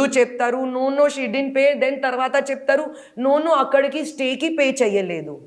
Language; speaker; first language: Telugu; non-native, local second language; Hindi